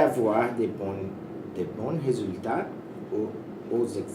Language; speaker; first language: French; non-native, learner; Portuguese